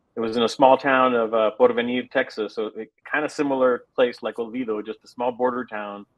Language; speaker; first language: English; native; English